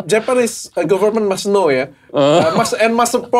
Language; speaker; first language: English; non-native, learner; Indonesian